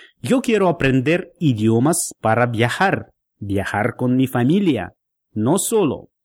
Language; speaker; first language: Spanish; non-native, learner; Russian